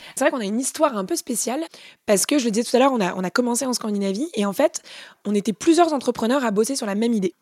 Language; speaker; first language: French; native; French